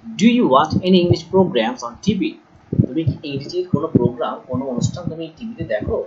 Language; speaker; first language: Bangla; native; Bangla